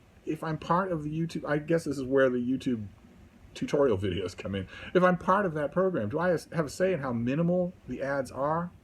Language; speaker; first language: English; native; English